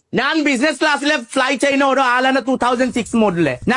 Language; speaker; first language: Malayalam; non-native, learner; Assamese